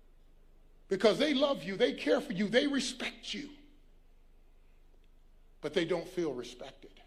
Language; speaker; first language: English; native; English